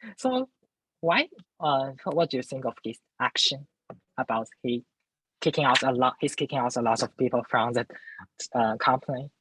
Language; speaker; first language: English; non-native, learner; Chinese